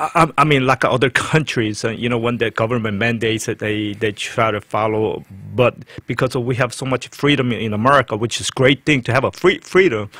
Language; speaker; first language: English; non-native, fluent; Korean